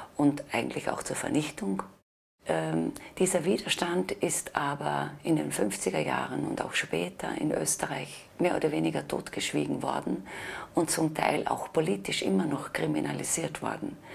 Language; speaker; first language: German; non-native, local second language; Slovenian